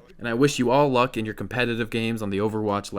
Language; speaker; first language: English; native; English